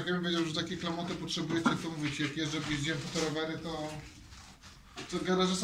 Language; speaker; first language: Polish; native; Polish